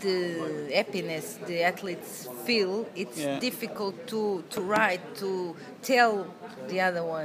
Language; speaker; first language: English; non-native, learner; Portuguese